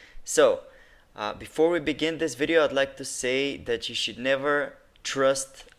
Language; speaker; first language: English; non-native, fluent; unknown